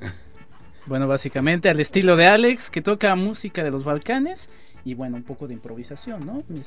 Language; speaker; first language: Spanish; native; Spanish